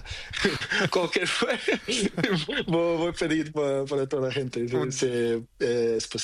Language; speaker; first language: Spanish; non-native, learner; Portuguese